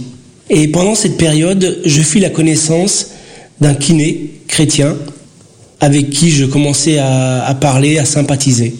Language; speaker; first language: French; early bilingual, other home language; Portuguese